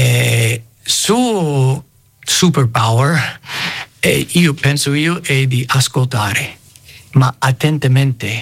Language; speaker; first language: Italian; non-native, fluent; English